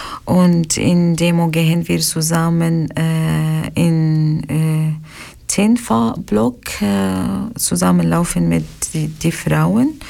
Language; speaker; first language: German; non-native, learner; Arabic